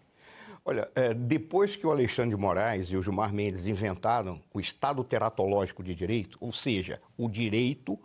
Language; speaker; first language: Portuguese; native; Portuguese